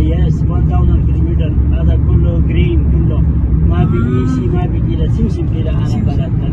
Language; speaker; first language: Arabic; non-native, learner; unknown